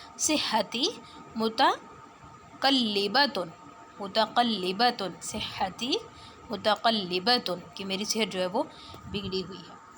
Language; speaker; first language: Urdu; non-native, local second language; Punjabi